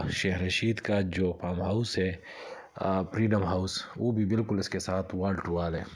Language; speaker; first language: Urdu; non-native, local second language; Punjabi